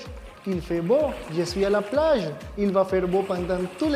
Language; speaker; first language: French; non-native, fluent; Spanish